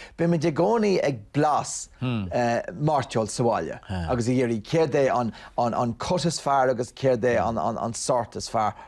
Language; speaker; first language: Irish; non-native, local second language; English